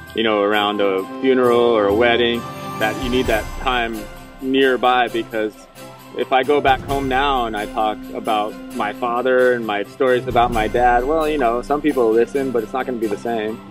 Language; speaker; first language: English; native; English